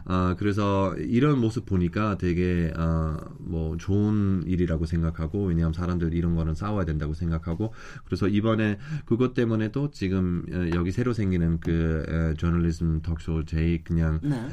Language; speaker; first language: Korean; non-native, fluent; German